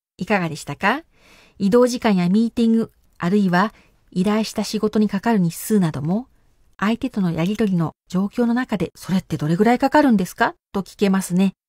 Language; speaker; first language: Japanese; native; Japanese